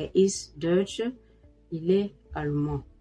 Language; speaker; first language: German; non-native, fluent; French